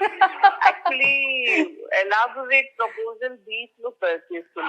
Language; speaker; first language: Telugu; non-native, learner; Gujarati